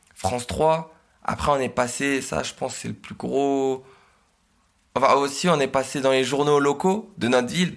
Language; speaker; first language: French; native; French